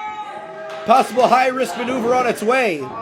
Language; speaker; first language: English; native; English